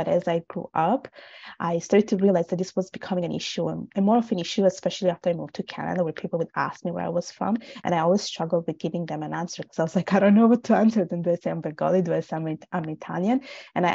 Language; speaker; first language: English; non-native, fluent; Italian